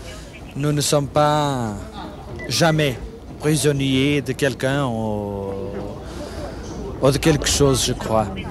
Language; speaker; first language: French; non-native, fluent; Portuguese